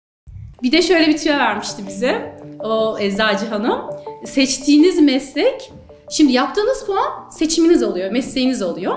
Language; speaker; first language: Turkish; native; Turkish